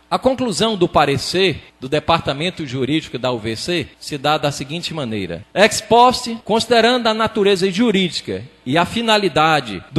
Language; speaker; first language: Portuguese; native; Portuguese